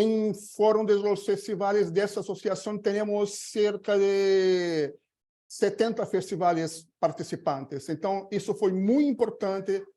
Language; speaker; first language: Spanish; non-native, learner; Portuguese